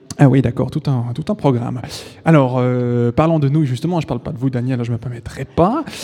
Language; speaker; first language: French; native; French